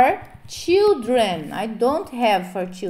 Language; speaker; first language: English; non-native, fluent; Portuguese